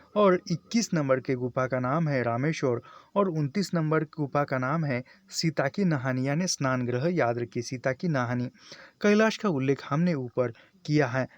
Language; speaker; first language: Hindi; non-native, local second language; Marathi